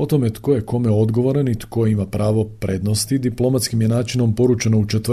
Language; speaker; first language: Croatian; native; Croatian